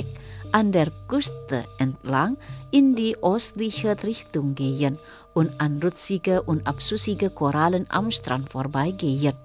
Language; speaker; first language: German; non-native, fluent; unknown